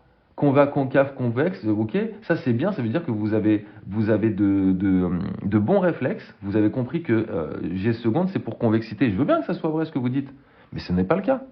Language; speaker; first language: French; native; French